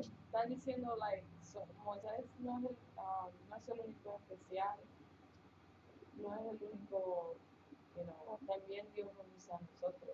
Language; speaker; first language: Spanish; early bilingual, heritage; Spanish